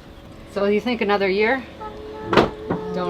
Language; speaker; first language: English; native; English